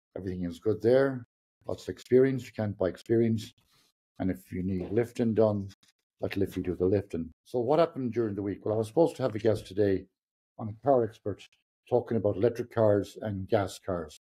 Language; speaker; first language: English; non-native, local second language; Irish